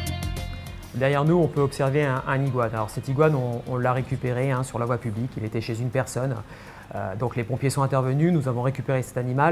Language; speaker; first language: French; native; French